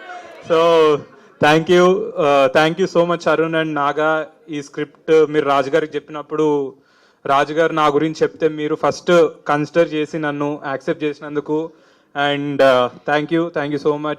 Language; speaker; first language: Telugu; native; Telugu